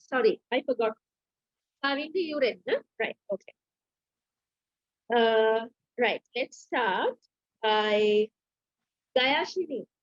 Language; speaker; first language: English; non-native, local second language; Sinhala